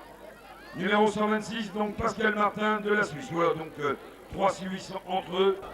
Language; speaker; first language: French; native; French